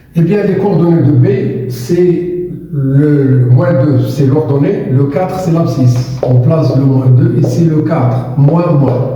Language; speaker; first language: French; non-native, local second language; Arabic